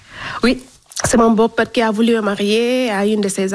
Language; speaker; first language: French; non-native, local second language; Fula